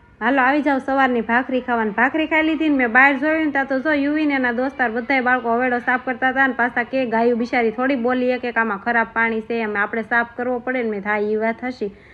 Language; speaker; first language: Gujarati; native; Gujarati